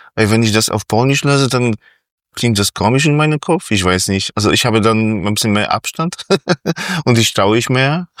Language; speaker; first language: German; non-native, fluent; Polish